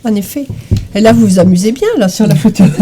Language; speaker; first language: French; native; French